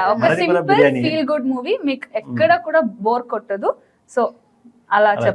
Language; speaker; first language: Telugu; non-native, learner; Kannada